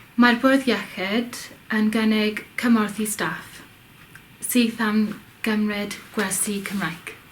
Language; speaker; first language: Welsh; non-native, local second language; English